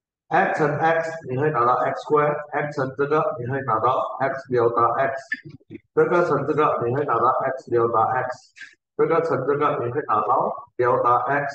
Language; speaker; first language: Chinese; native; Chinese